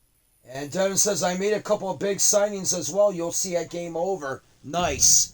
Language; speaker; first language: English; native; English